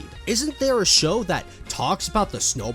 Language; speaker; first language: English; native; English